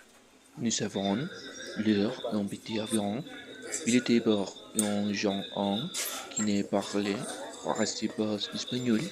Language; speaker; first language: French; non-native, learner; Spanish